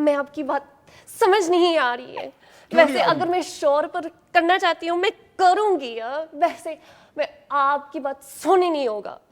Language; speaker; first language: Hindi; non-native, learner; English